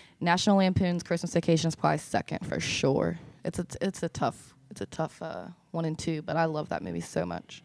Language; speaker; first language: English; native; English